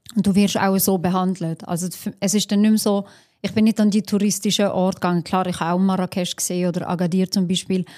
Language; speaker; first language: German; early bilingual, other home language; Albanian